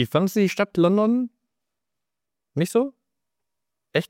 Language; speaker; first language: German; native; German